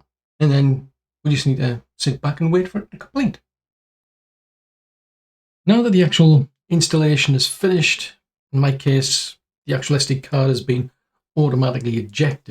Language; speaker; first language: English; native; English